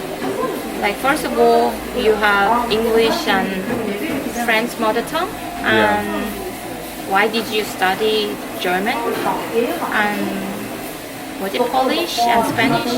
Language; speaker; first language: English; non-native, fluent; Korean